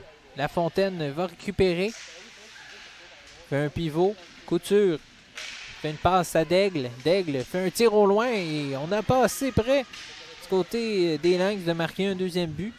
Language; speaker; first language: French; native; French